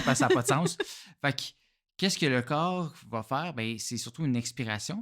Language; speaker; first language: French; native; French